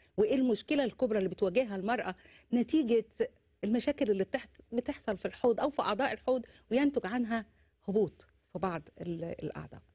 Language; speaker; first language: Arabic; native; Arabic